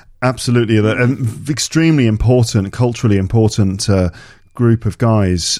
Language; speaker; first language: English; native; English